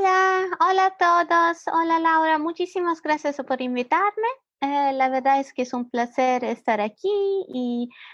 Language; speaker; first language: Spanish; non-native, fluent; Italian